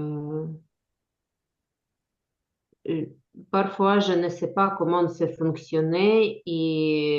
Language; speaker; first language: French; non-native, learner; Ukrainian